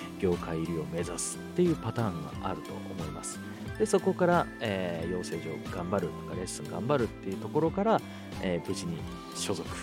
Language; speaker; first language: Japanese; native; Japanese